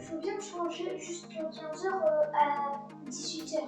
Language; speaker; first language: French; native; French